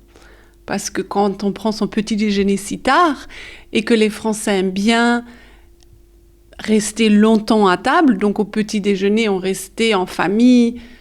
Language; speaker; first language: French; early bilingual, heritage; French